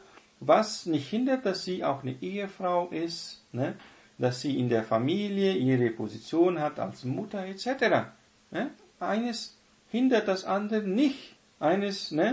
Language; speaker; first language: German; non-native, fluent; Portuguese